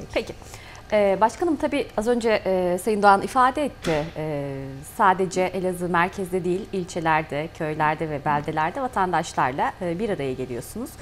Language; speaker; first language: Turkish; native; Turkish